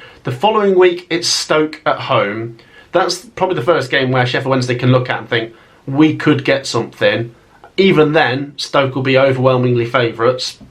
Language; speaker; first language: English; native; English